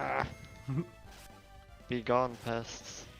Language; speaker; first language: English; non-native, fluent; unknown